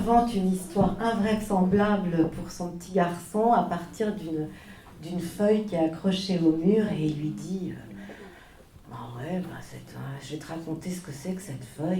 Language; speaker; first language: French; native; French